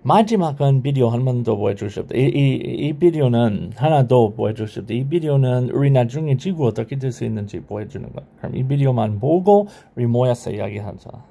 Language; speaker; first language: Korean; non-native, learner; English